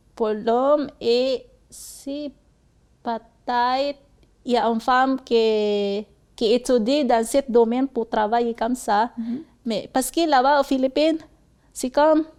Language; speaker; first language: French; non-native, learner; Cebuano